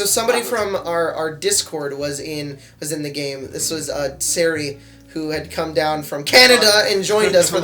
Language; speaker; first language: English; native; English